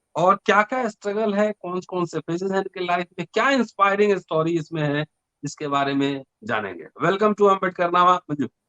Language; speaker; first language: Hindi; native; Hindi